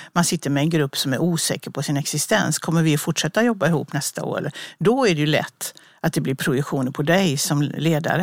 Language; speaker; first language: Swedish; native; Swedish